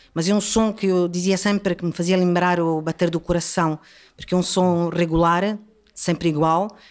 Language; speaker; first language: Portuguese; non-native, fluent; Italian